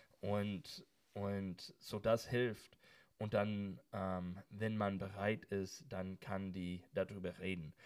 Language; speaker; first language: German; non-native, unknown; English